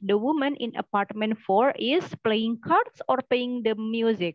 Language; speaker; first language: English; non-native, fluent; Indonesian